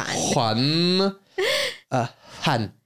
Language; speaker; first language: Chinese; non-native, learner; English